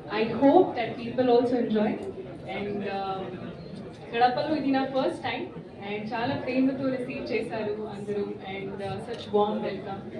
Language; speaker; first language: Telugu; non-native, learner; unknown